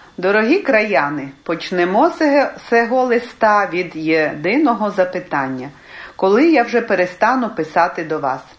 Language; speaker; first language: Ukrainian; early bilingual, heritage; Ukrainian